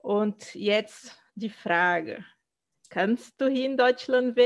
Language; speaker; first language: German; non-native, fluent; Portuguese